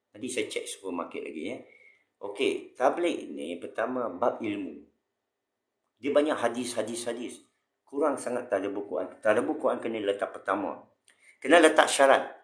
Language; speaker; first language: Malay; non-native, local second language; Chinese